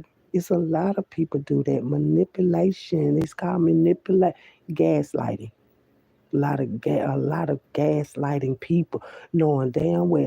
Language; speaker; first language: English; native; English